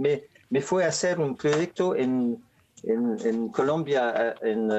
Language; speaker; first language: Spanish; non-native, learner; French